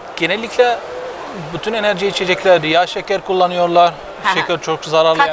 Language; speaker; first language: Turkish; non-native, fluent; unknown